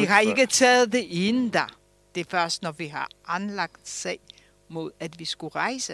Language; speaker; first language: Danish; non-native, fluent; Polish